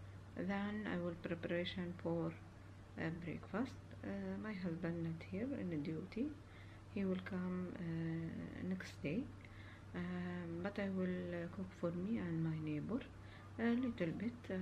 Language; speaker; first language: English; non-native, learner; Urdu